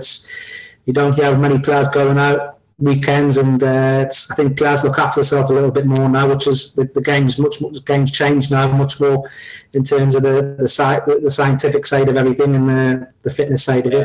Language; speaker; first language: English; native; English